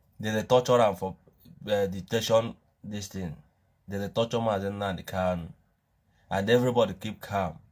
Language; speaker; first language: Nigerian Pidgin; non-native, local second language; Igbo